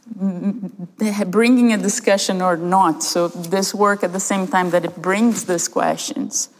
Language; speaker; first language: English; early bilingual, other home language; Portuguese